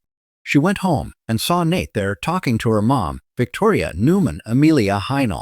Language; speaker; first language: English; native; English